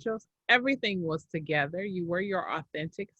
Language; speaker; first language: English; native; English